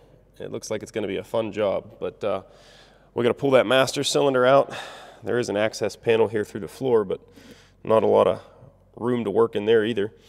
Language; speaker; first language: English; native; English